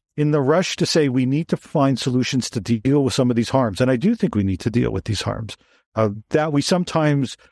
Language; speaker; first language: English; native; English